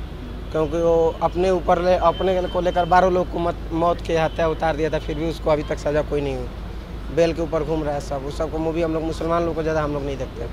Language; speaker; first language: Hindi; native; Hindi